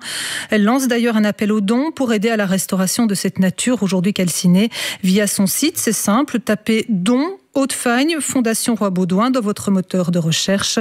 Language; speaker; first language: French; native; French